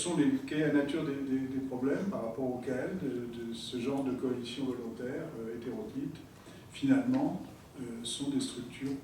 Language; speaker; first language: French; native; French